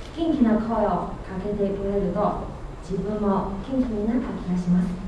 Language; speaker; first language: Japanese; non-native, fluent; Chinese